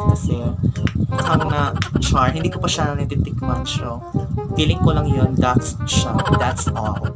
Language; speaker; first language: Filipino; non-native, local second language; Cebuano